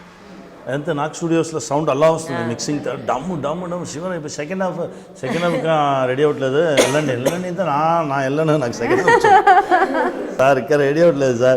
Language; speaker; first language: Telugu; non-native, local second language; Tamil